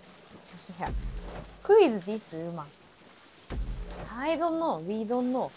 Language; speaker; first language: English; non-native, learner; Japanese